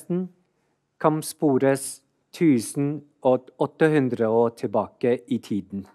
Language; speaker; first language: Norwegian; non-native, fluent; Chinese